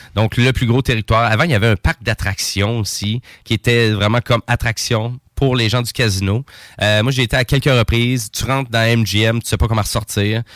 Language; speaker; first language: French; native; French